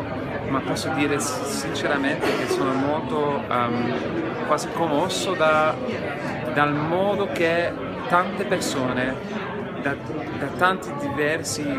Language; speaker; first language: Italian; non-native, fluent; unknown